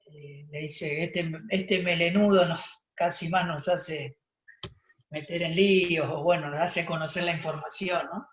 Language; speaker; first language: Spanish; native; Spanish